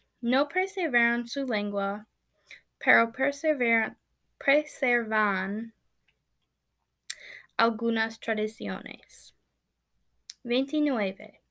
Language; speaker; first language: Spanish; non-native, learner; English